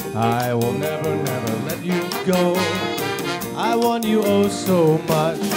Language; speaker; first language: English; native; English